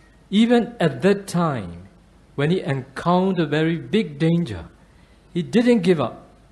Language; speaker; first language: English; non-native, fluent; Burmese